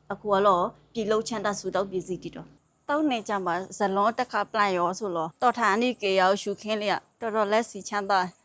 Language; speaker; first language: Burmese; native; Burmese